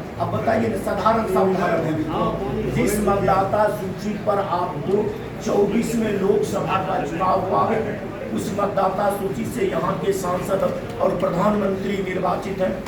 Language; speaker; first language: Hindi; native; Hindi